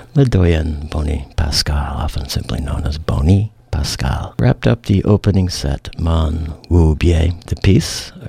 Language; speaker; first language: English; native; English